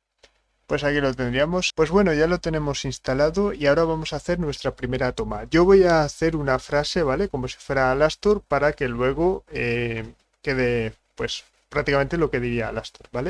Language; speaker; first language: Spanish; native; Spanish